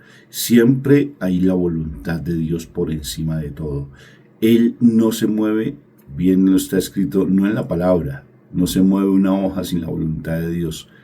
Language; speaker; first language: Spanish; native; Spanish